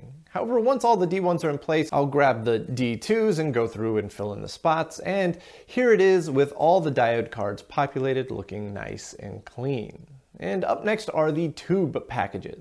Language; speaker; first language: English; native; English